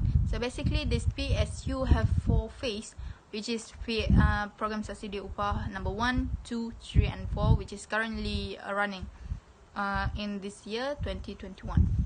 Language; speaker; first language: English; non-native, local second language; Malay